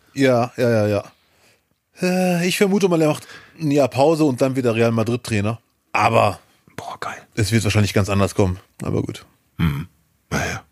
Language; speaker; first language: German; early bilingual, other home language; Arabic